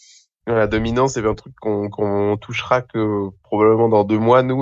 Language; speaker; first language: French; native; French